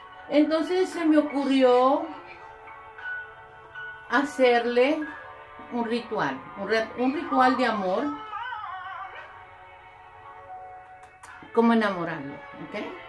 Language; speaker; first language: Spanish; native; Spanish